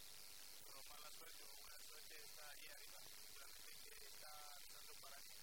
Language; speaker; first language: Spanish; non-native, fluent; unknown